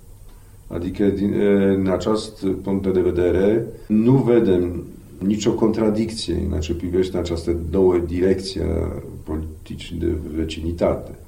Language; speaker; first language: Romanian; non-native, fluent; Polish